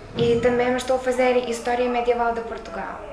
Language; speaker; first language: Portuguese; non-native, learner; Lithuanian